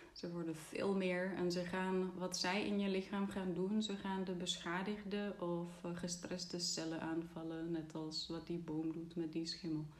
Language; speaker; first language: Dutch; non-native, fluent; Czech